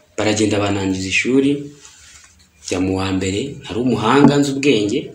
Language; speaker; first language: Kinyarwanda; early bilingual, heritage; Kinyarwanda